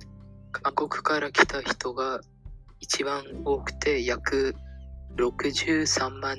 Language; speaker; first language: Japanese; non-native, learner; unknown